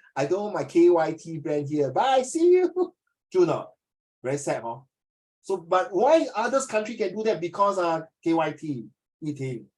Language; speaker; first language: English; non-native, local second language; Chinese